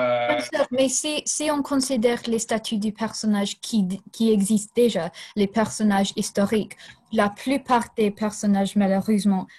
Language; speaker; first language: French; non-native, fluent; English